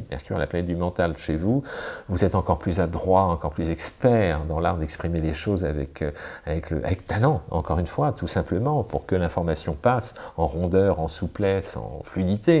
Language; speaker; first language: French; native; French